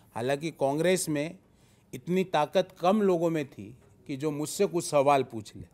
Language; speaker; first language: Hindi; native; Hindi